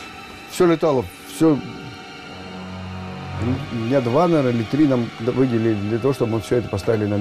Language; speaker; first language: Russian; native; Russian